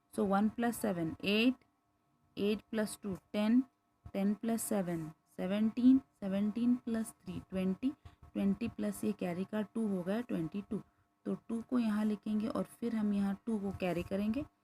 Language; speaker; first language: Hindi; non-native, local second language; Kannada